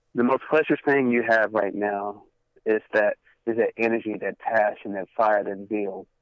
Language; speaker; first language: English; native; English